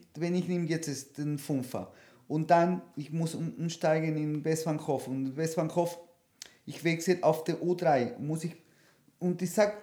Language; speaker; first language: German; non-native, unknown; Spanish